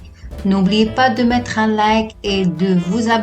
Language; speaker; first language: French; non-native, fluent; Italian